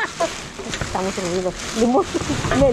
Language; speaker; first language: Spanish; non-native, learner; Filipino